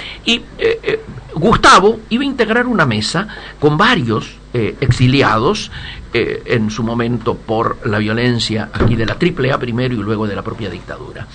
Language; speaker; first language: Spanish; native; Spanish